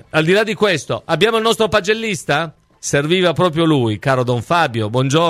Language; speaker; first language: Italian; native; Italian